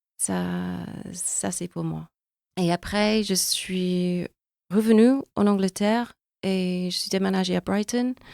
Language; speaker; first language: French; non-native, fluent; English